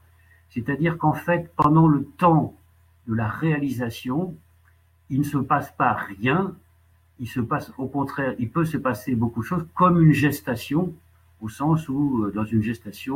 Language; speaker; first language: French; native; French